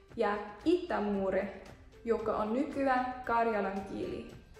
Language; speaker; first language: Finnish; non-native, learner; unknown